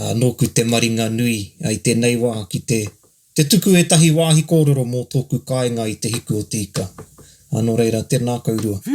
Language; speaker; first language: Māori; native; Māori